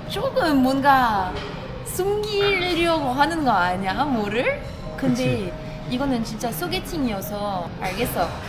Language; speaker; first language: Korean; non-native, fluent; French